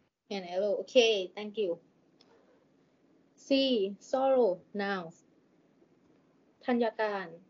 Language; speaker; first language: English; non-native, learner; Thai